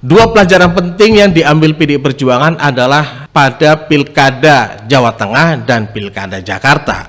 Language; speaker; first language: Indonesian; native; Indonesian